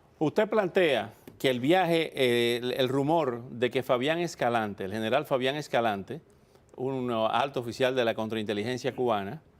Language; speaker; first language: Spanish; native; Spanish